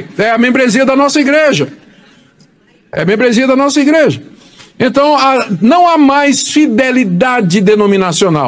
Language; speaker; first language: Portuguese; native; Portuguese